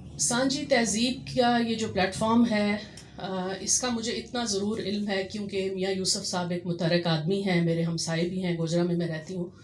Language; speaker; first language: Urdu; non-native, local second language; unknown